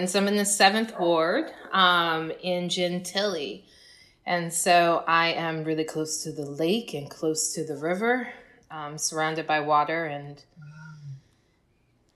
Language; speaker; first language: English; native; English